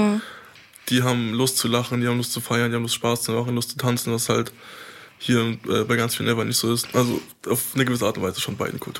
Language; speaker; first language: German; native; German